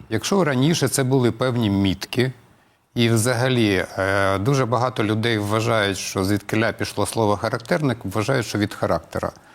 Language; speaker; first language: Ukrainian; non-native, local second language; Russian